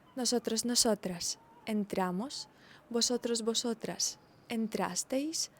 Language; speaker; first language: Spanish; non-native, fluent; Ukrainian